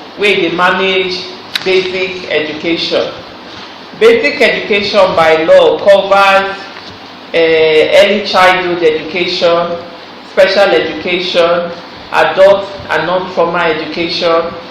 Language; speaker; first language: Nigerian Pidgin; non-native, local second language; Bini